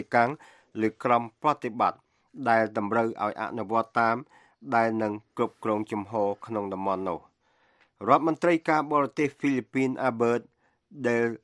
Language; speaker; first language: Khmer; native; Khmer